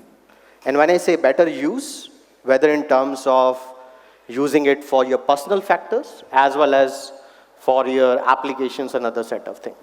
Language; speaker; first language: English; non-native, local second language; Hindi